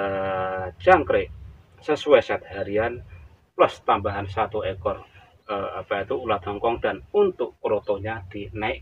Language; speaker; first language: Indonesian; native; Indonesian